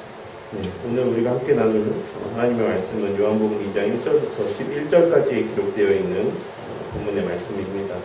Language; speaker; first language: Korean; native; Korean